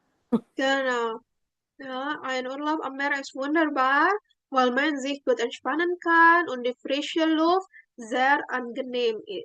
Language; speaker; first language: German; non-native, fluent; Indonesian